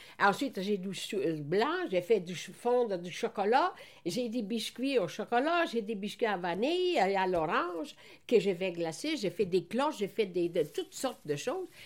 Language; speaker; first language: French; non-native, fluent; Italian